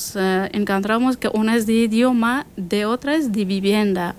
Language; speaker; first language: Spanish; non-native, learner; Persian